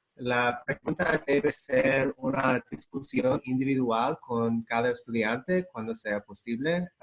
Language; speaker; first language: Spanish; non-native, fluent; English